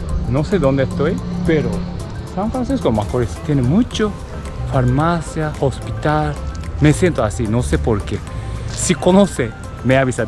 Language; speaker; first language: Spanish; non-native, learner; Japanese